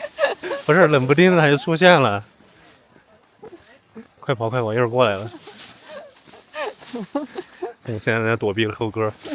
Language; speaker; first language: Chinese; native; Chinese